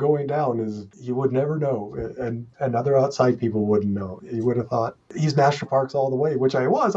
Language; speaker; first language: English; native; English